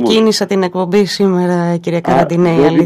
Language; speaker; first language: Greek; native; Greek